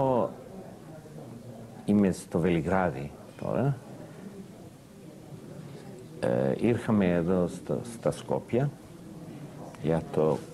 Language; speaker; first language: Greek; early bilingual, heritage; Serbian